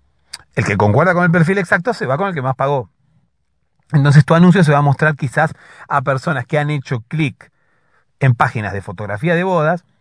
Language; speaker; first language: Spanish; native; Spanish